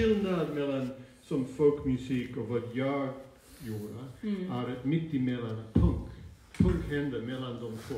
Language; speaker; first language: Swedish; non-native, fluent; English